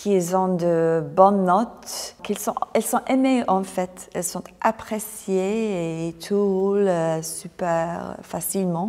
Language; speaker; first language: French; non-native, fluent; English